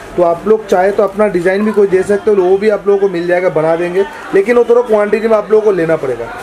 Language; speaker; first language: Hindi; non-native, local second language; Bangla